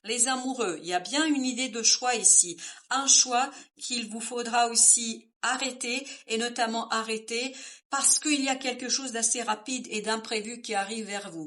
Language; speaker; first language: French; native; French